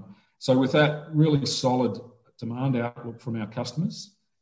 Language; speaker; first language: English; native; English